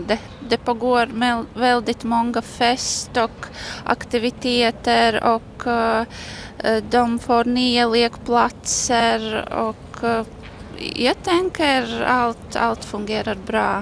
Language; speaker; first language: Swedish; non-native, learner; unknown